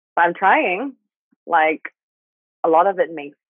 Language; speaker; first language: English; non-native, fluent; Thai